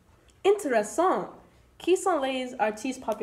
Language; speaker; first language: French; non-native, learner; English